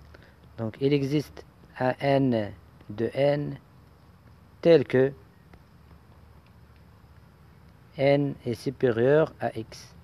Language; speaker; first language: French; non-native, local second language; Arabic